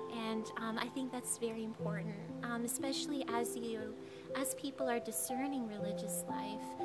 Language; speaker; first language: English; native; English